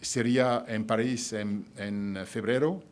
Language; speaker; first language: Spanish; non-native, fluent; French